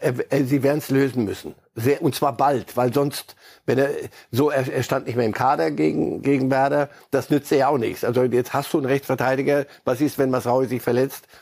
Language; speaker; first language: German; native; German